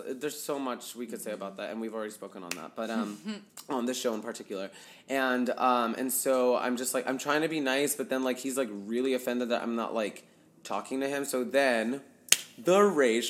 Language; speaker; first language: English; native; English